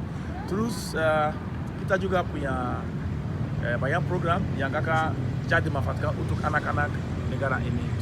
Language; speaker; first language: Indonesian; non-native, fluent; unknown